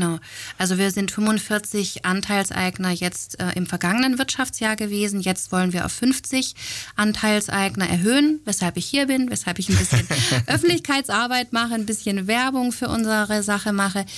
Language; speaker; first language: German; native; German